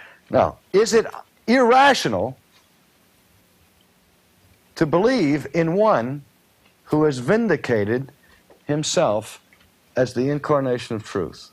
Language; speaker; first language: English; native; English